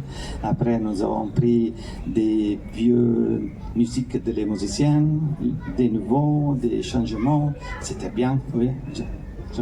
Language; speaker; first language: French; non-native, fluent; Italian